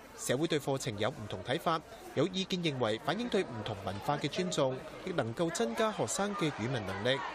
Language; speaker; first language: Chinese; non-native, local second language; Cantonese